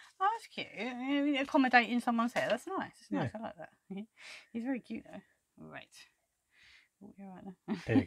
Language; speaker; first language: English; native; English